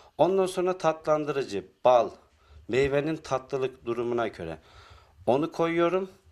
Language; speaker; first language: Turkish; native; Turkish